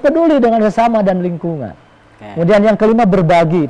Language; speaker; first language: Indonesian; native; Indonesian